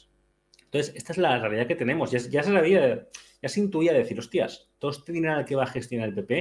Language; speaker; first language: Spanish; native; Spanish